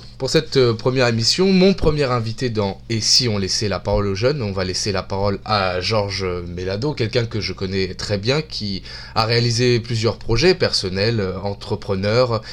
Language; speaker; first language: French; native; French